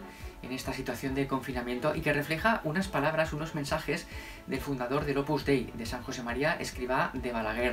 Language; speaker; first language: Spanish; native; Spanish